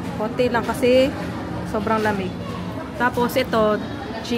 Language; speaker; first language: Filipino; native; Filipino